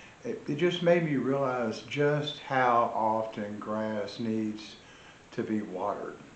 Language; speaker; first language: English; native; English